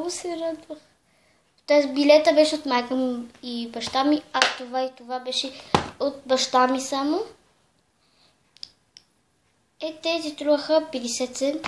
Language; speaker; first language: Bulgarian; early bilingual, heritage; Bulgarian